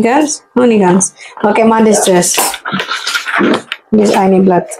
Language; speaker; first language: German; non-native, learner; Indonesian